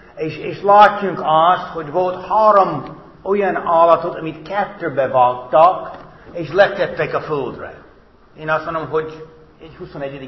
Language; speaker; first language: Hungarian; non-native, fluent; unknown